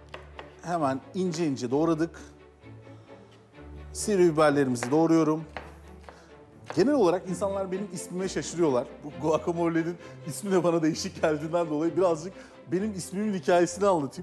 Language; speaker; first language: Turkish; native; Turkish